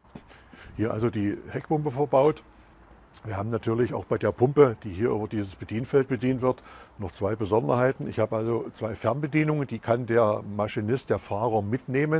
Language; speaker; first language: German; native; German